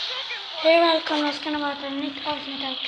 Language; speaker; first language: Swedish; native; Swedish